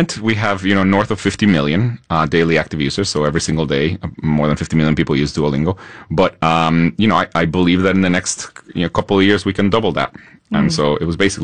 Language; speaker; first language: English; non-native, fluent; Spanish